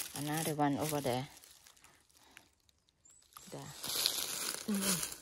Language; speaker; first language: English; non-native, learner; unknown